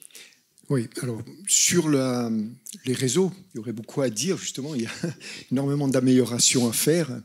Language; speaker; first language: French; native; French